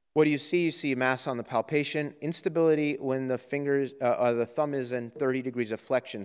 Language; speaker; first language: English; native; English